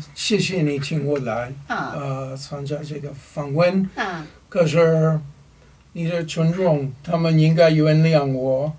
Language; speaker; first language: Chinese; non-native, learner; English